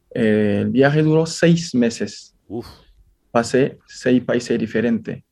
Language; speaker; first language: Spanish; non-native, fluent; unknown